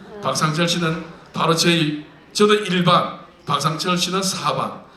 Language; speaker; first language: Korean; native; Korean